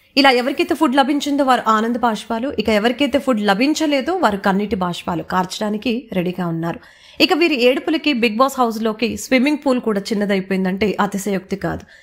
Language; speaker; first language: Telugu; native; Telugu